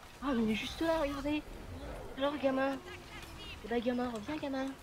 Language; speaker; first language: French; native; French